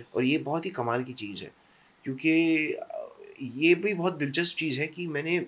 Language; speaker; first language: Hindi; non-native, local second language; English